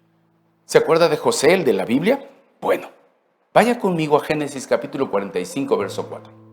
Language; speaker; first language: Spanish; native; Spanish